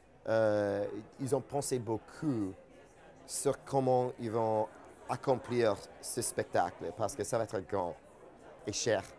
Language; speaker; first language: French; non-native, fluent; English